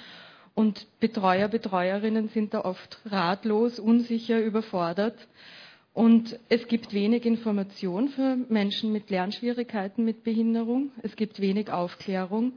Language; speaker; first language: German; native; German